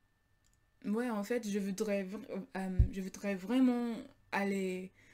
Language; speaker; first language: French; non-native, learner; English